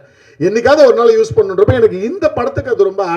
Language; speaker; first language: Tamil; native; Tamil